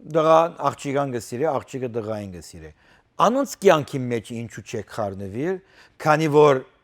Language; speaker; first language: Armenian; early bilingual, heritage; Armenian